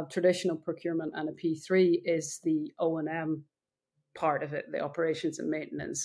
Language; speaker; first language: English; native; English